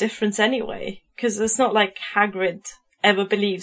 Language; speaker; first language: English; non-native, fluent; German